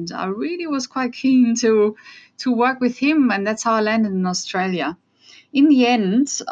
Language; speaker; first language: English; non-native, fluent; German